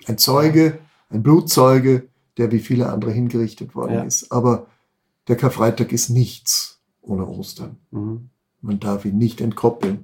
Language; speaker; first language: German; native; German